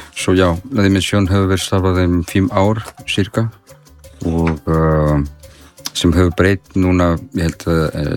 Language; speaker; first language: Icelandic; non-native, fluent; Spanish